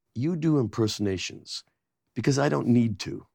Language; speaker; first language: English; native; English